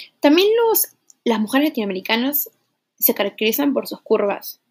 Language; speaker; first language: Spanish; early bilingual, heritage; Spanish